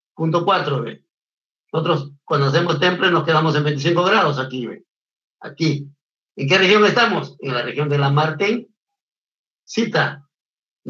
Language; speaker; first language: Spanish; native; Spanish